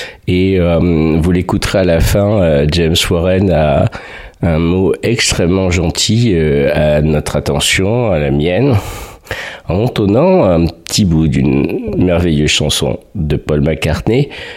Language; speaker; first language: French; native; French